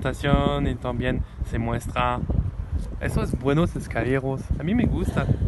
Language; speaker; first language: Spanish; non-native, learner; French